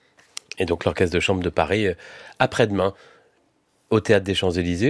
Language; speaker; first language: French; native; French